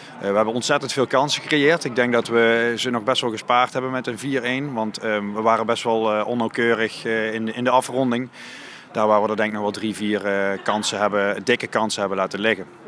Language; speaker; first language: Dutch; native; Dutch